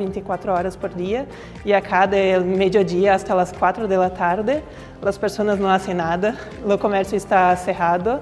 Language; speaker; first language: Spanish; non-native, fluent; Portuguese